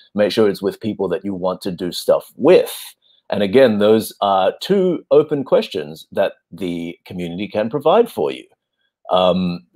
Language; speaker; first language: English; native; English